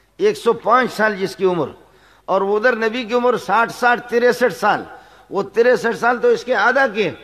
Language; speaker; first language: Urdu; non-native, local second language; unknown